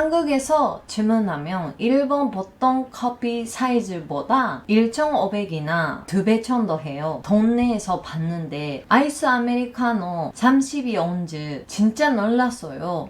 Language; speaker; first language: Korean; non-native, learner; Japanese